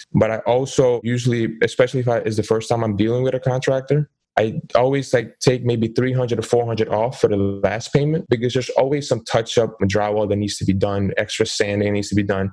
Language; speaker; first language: English; non-native, fluent; Dutch